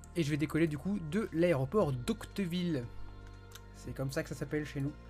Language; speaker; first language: French; native; French